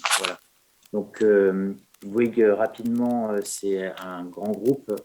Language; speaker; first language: French; native; French